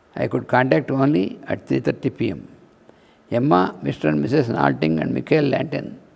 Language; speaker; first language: English; non-native, local second language; Telugu